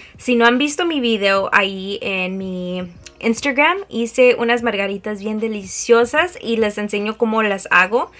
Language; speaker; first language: Spanish; early bilingual, heritage; Spanish